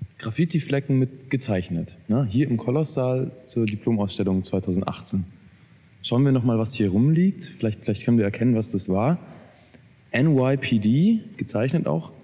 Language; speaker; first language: German; native; German